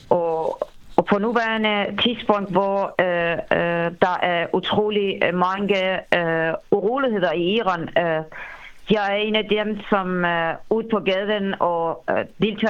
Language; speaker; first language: Danish; non-native, fluent; Persian